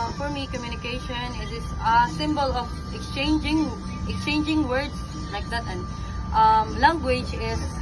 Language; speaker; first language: English; non-native, local second language; Filipino